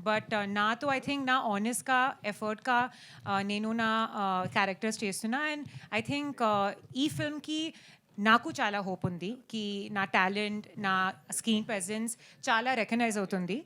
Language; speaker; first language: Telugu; non-native, learner; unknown